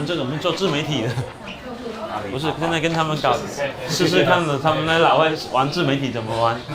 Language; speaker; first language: Chinese; native; Chinese